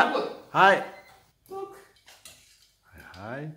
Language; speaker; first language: Japanese; native; Japanese